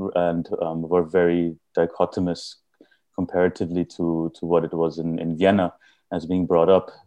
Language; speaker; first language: English; early bilingual, heritage; German